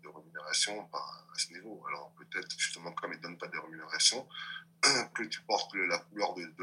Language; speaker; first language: French; non-native, local second language; Réunion Creole French